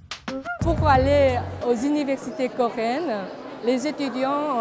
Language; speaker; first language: French; non-native, fluent; Korean